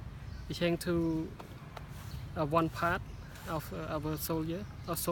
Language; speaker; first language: English; non-native, learner; Khmer